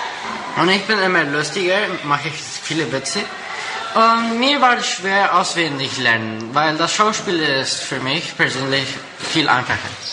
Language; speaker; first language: German; non-native, local second language; Spanish